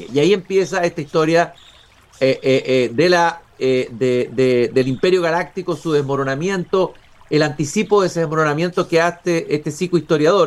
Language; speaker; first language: Spanish; native; Spanish